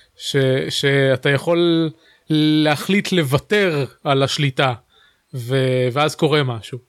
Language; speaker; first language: Hebrew; native; Hebrew